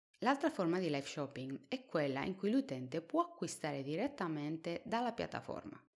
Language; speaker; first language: Italian; non-native, fluent; Spanish